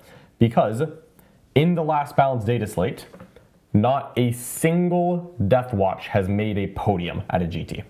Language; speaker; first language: English; native; English